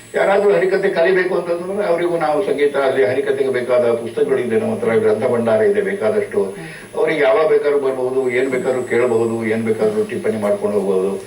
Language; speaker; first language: Kannada; non-native, local second language; Marathi